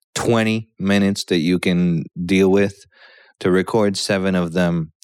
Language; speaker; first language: English; early bilingual, other home language; Polish